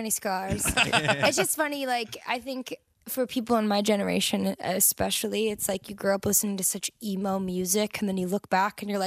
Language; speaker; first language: English; native; English